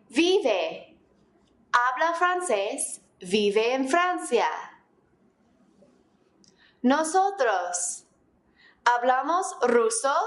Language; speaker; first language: Spanish; non-native, fluent; English